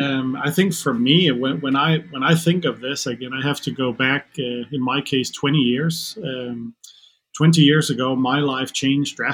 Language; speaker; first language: English; non-native, fluent; Danish